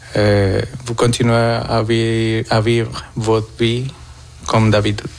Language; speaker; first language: French; non-native, fluent; Spanish